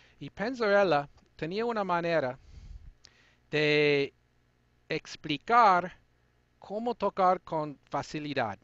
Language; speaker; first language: Spanish; non-native, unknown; English